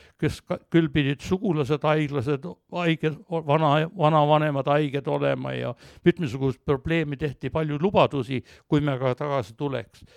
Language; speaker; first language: Estonian; early bilingual, heritage; Estonian